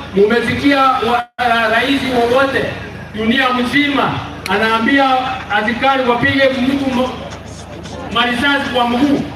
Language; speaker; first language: Swahili; non-native, local second language; Gusii